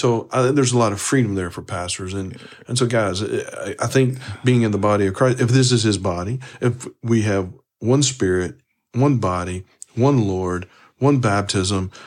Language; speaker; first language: English; native; English